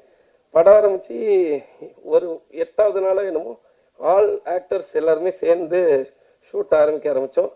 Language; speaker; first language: Tamil; native; Tamil